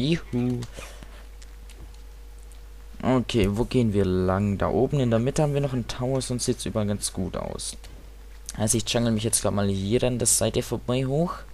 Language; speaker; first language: German; native; German